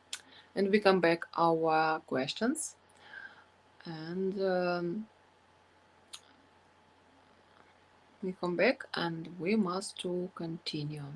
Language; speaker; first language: English; non-native, learner; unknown